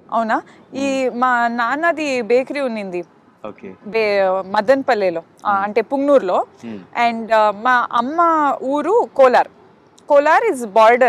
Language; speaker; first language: Telugu; non-native, local second language; Kannada